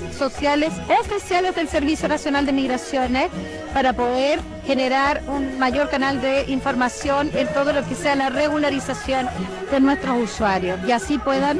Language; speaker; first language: Spanish; native; Spanish